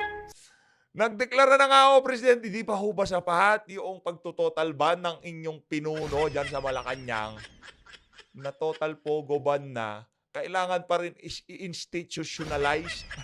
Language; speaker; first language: Filipino; native; Filipino